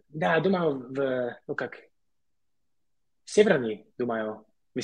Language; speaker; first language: Russian; non-native, learner; English